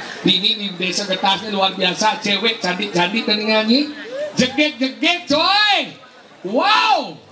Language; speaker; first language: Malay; non-native, local second language; Balinese